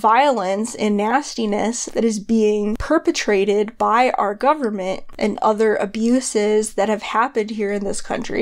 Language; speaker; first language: English; native; English